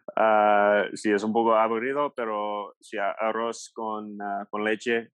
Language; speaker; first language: Spanish; non-native, learner; English